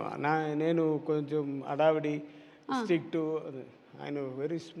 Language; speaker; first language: Telugu; non-native, learner; Tamil